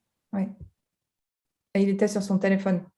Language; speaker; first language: French; native; French